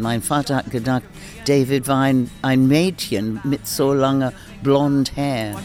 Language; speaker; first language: German; non-native, learner; English